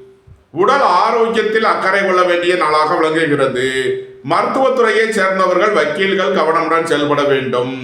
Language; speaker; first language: Tamil; native; Tamil